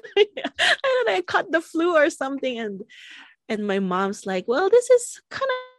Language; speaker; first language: English; non-native, local second language; Filipino